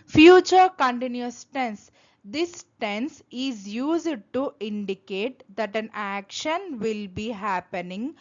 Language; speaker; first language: English; non-native, local second language; Telugu